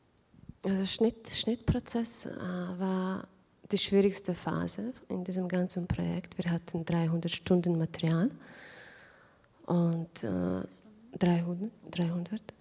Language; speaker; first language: German; non-native, fluent; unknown